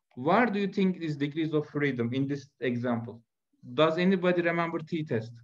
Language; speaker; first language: English; non-native, fluent; Turkish